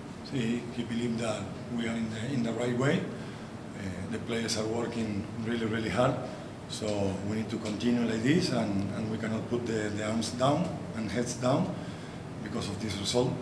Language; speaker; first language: English; non-native, fluent; Spanish